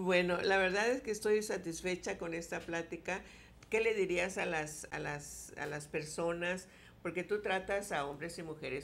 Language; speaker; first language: Spanish; native; Spanish